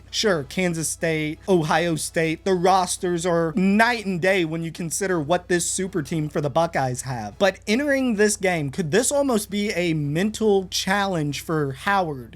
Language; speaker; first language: English; native; English